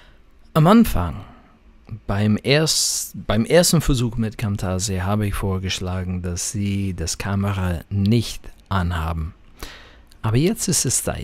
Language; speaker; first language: German; non-native, fluent; English